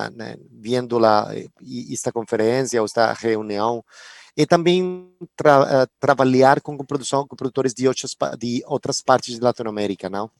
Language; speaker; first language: Portuguese; non-native, fluent; Spanish